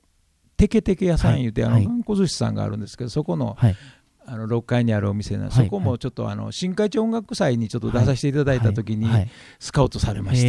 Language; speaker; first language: Japanese; native; Japanese